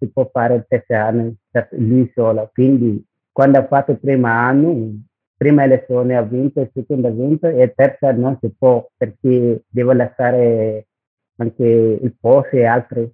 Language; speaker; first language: Italian; non-native, learner; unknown